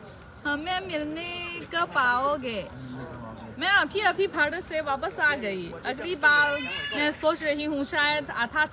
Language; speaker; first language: Hindi; non-native, fluent; Chinese